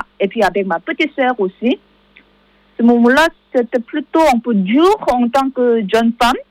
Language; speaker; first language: French; non-native, learner; Korean